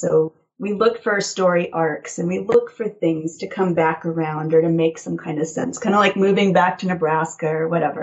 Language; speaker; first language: English; native; English